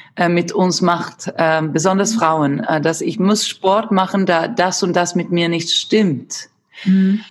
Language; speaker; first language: German; non-native, fluent; Swedish